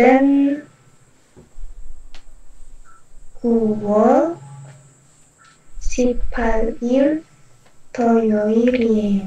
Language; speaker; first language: Korean; non-native, learner; Indonesian